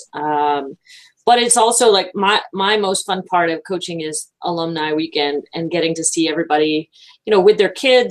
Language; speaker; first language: English; native; English